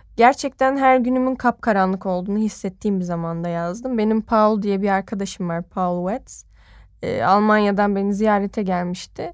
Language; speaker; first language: Turkish; native; Turkish